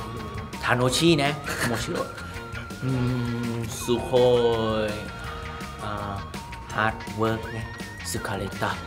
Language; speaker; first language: Japanese; non-native, learner; Thai